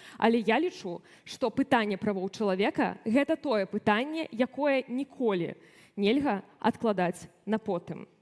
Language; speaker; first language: Belarusian; native; Belarusian